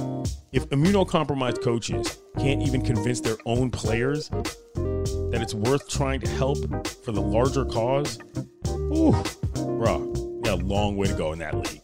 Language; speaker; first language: English; native; English